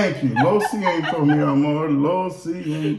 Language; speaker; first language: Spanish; non-native, learner; English